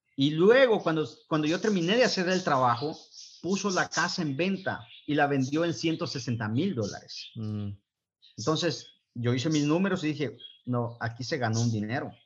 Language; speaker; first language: Spanish; native; Spanish